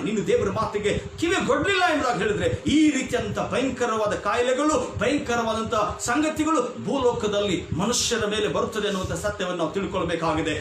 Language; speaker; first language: Kannada; native; Kannada